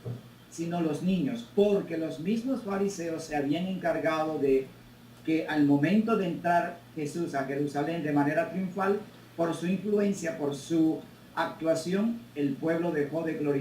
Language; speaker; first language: Spanish; native; Spanish